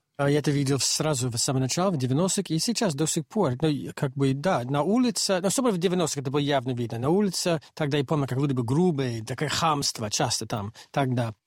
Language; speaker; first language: Russian; non-native, fluent; English